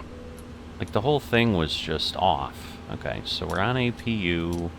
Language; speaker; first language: English; native; English